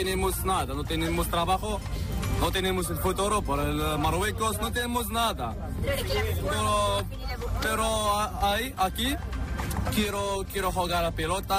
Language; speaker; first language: Spanish; non-native, learner; Arabic